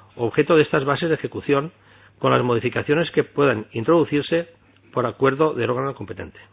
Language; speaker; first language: Spanish; non-native, local second language; Catalan